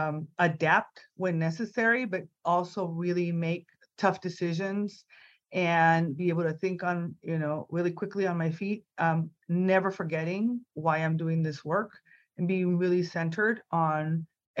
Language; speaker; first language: English; non-native, fluent; Spanish